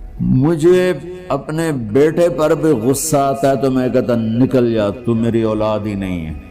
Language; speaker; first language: Urdu; non-native, local second language; Punjabi